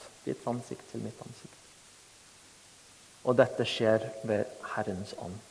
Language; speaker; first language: Norwegian; non-native, fluent; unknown